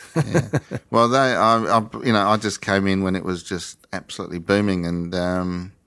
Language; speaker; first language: English; native; English